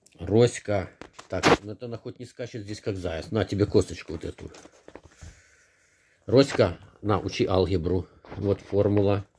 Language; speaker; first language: Russian; native; Russian